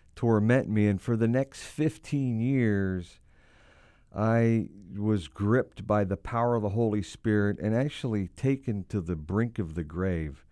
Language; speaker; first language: English; native; English